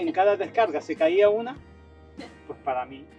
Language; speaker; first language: Spanish; native; Spanish